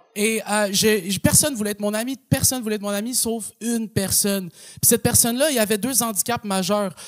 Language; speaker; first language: French; native; French